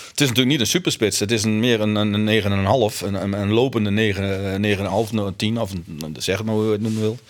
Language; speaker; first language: Dutch; native; Dutch